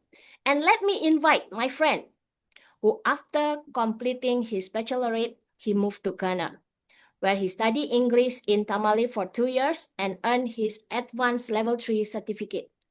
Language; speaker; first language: English; non-native, fluent; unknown